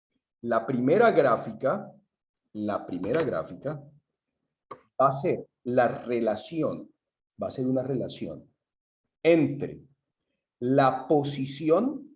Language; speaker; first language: Spanish; native; Spanish